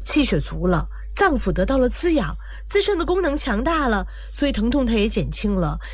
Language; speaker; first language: Chinese; native; Chinese